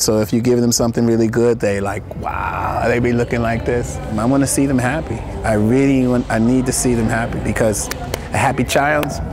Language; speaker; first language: English; native; English